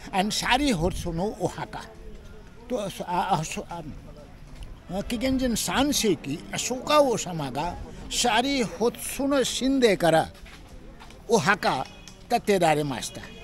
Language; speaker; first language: Japanese; non-native, learner; Hindi